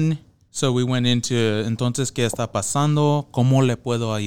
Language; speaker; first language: Spanish; non-native, fluent; English